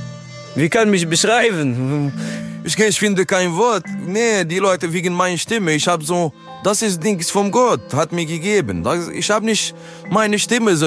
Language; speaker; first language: German; non-native, fluent; French